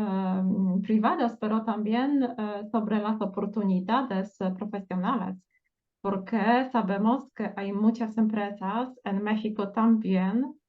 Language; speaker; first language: Spanish; non-native, fluent; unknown